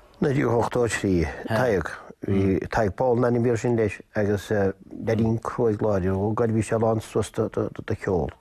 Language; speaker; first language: Irish; native; Irish